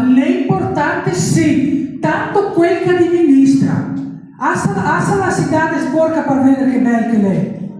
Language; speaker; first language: Italian; non-native, local second language; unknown